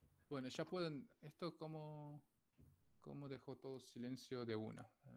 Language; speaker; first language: Spanish; non-native, fluent; Korean